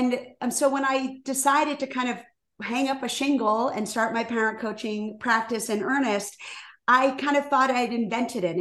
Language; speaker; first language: English; native; English